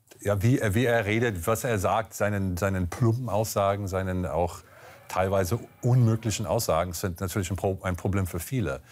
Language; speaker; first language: German; non-native, fluent; English